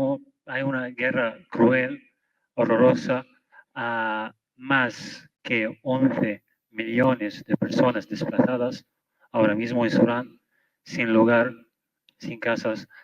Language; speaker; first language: Spanish; non-native, fluent; Arabic